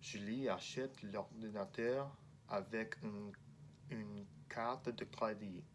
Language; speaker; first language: French; non-native, learner; English